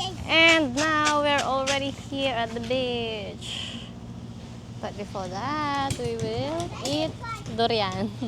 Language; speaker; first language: English; non-native, local second language; Filipino